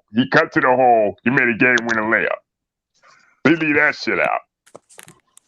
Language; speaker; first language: English; native; English